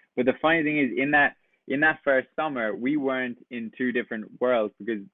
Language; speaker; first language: English; native; English